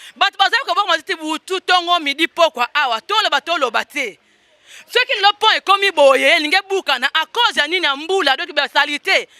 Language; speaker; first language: Lingala; native; Lingala